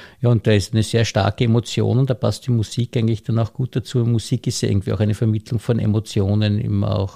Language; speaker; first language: German; native; German